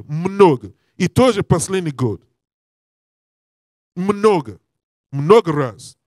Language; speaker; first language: Russian; non-native, learner; English